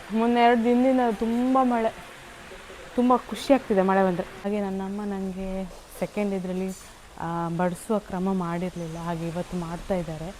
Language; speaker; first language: Kannada; non-native, local second language; Tulu